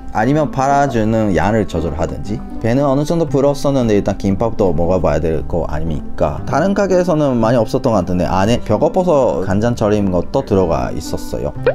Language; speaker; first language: Korean; non-native, fluent; Japanese